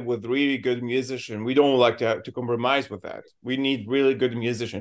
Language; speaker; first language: English; non-native, learner; Arabic